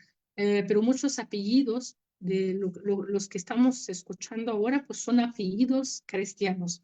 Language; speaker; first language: Spanish; non-native, fluent; Arabic